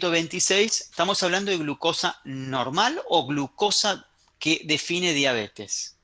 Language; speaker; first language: Spanish; native; Spanish